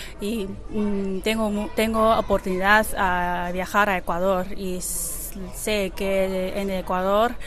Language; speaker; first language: Spanish; non-native, learner; Chinese